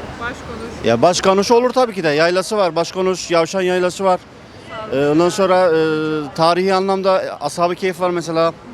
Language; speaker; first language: Turkish; native; Turkish